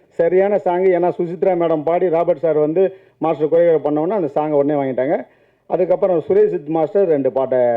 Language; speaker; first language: Tamil; native; Tamil